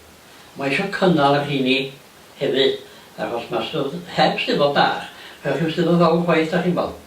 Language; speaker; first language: Welsh; native; Welsh